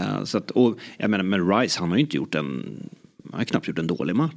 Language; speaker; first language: Swedish; native; Swedish